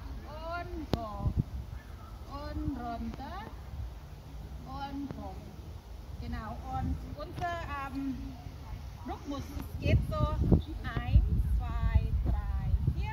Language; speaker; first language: German; non-native, fluent; Thai